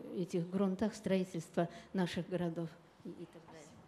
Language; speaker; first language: Russian; native; Russian